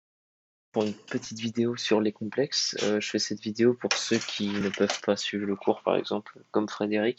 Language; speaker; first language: French; native; French